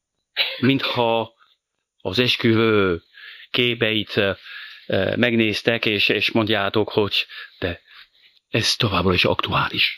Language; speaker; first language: Hungarian; non-native, fluent; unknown